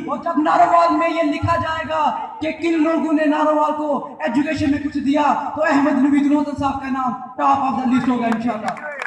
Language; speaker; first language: Urdu; non-native, local second language; Punjabi